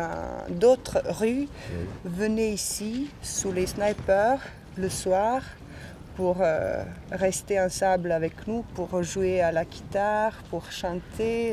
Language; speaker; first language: French; non-native, fluent; Bosnian